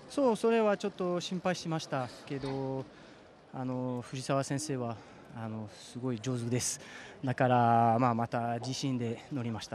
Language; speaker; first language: Japanese; non-native, fluent; French